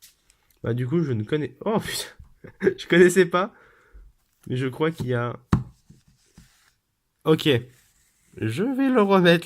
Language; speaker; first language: French; native; French